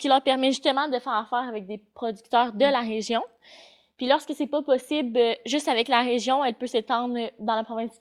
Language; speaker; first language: French; native; French